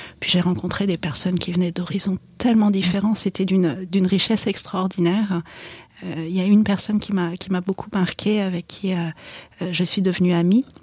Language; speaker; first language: French; early bilingual, other home language; Chinese